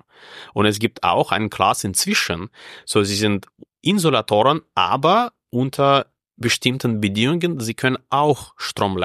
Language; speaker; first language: German; non-native, fluent; Russian